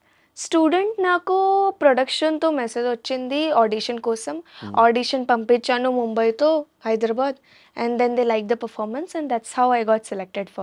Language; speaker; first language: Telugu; non-native, learner; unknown